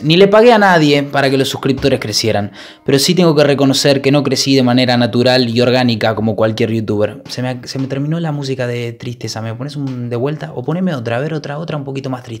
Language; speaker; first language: Spanish; native; Spanish